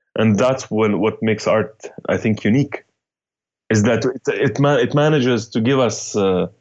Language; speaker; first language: English; non-native, fluent; Arabic